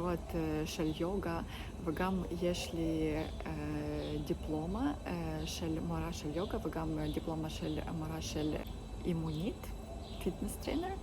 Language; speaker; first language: Hebrew; non-native, learner; Ukrainian